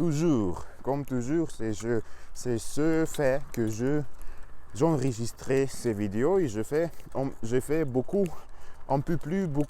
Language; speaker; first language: French; non-native, learner; Russian